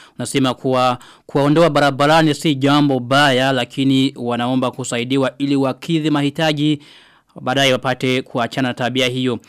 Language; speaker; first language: Swahili; non-native, local second language; Rundi